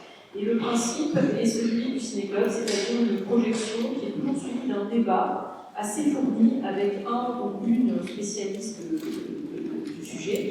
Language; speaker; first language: French; native; French